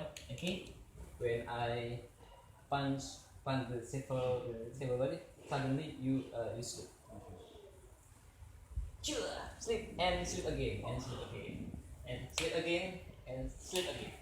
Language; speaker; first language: English; non-native, learner; Indonesian